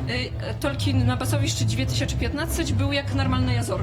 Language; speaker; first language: Polish; non-native, learner; Belarusian